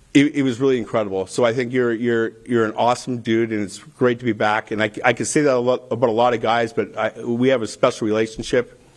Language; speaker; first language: English; native; English